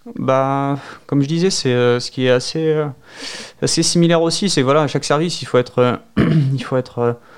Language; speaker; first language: French; native; French